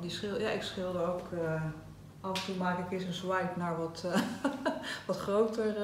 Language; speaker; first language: Dutch; native; Dutch